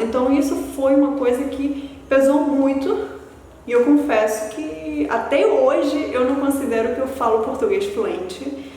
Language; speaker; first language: Portuguese; early bilingual, other home language; Spanish